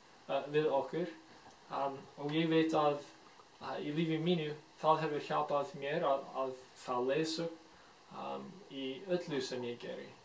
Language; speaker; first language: Icelandic; non-native, fluent; English